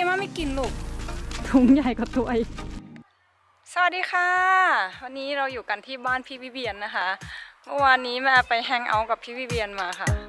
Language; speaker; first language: Thai; native; Thai